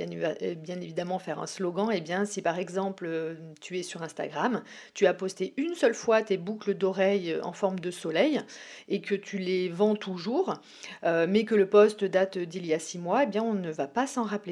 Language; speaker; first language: French; native; French